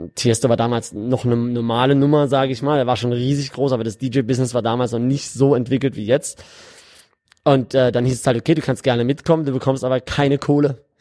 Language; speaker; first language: German; native; German